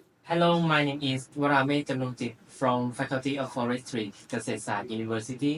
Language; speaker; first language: English; non-native, learner; Thai